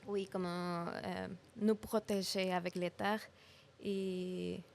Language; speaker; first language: French; non-native, learner; Spanish